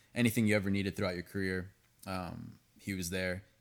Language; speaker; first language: English; early bilingual, other home language; Spanish